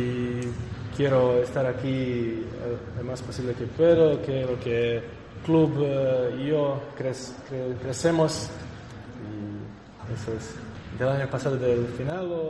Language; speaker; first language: Spanish; non-native, fluent; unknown